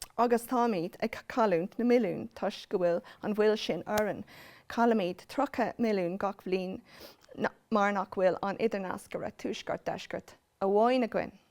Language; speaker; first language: Irish; non-native, local second language; English